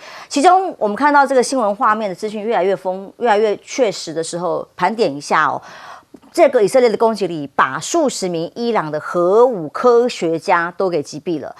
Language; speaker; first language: Chinese; native; Chinese